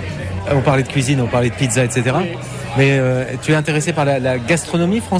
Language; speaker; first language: French; native; French